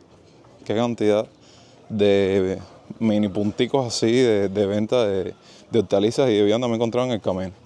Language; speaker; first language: Spanish; native; Spanish